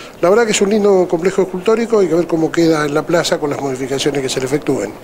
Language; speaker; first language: Spanish; native; Spanish